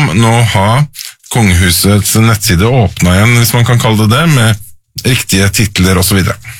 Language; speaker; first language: Norwegian; native; Norwegian